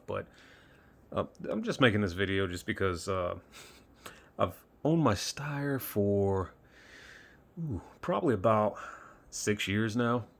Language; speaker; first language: English; native; English